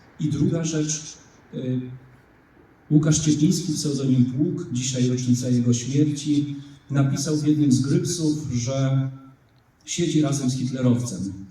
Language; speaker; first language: Polish; native; Polish